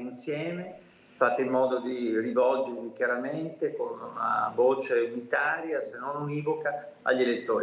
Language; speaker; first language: Italian; native; Italian